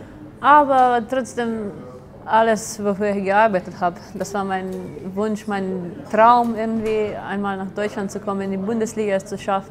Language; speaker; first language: German; non-native, fluent; Slovenian